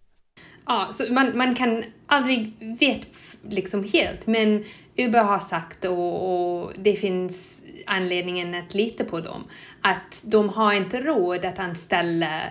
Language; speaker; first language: Swedish; non-native, fluent; English